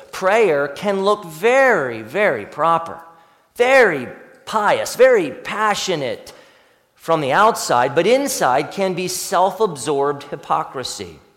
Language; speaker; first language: English; native; English